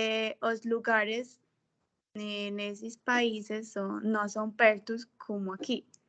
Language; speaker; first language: Portuguese; non-native, fluent; Spanish